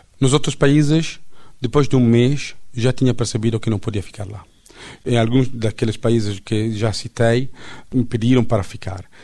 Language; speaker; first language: Portuguese; non-native, fluent; Italian